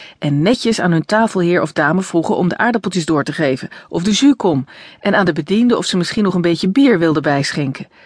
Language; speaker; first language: Dutch; native; Dutch